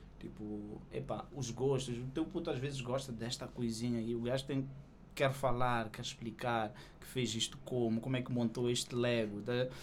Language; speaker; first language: Portuguese; native; Portuguese